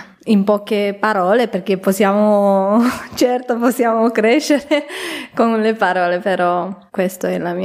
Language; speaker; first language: Italian; non-native, fluent; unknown